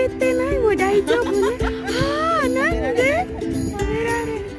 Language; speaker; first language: Japanese; non-native, learner; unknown